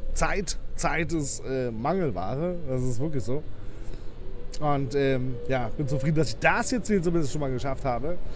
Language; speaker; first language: German; native; German